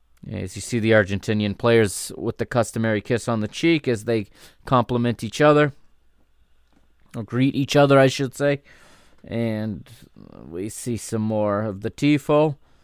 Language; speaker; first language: English; native; English